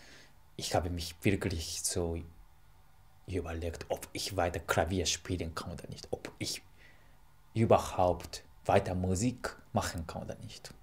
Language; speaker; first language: German; non-native, fluent; Japanese